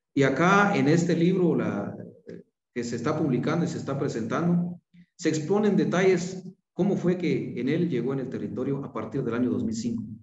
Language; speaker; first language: Spanish; non-native, local second language; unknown